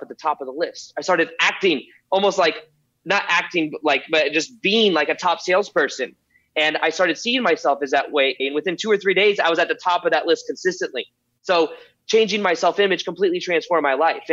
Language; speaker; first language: English; native; English